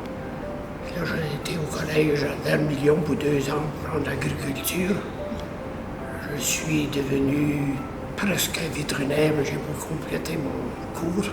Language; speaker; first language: French; native; French